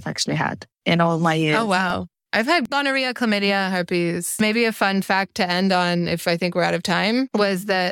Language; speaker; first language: English; native; English